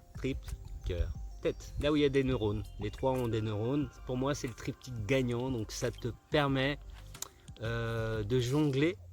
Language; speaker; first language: French; early bilingual, other home language; Spanish